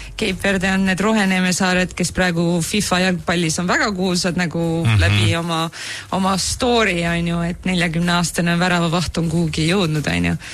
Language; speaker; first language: Estonian; native; Estonian